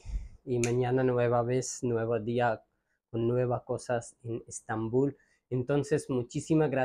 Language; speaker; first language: Spanish; non-native, learner; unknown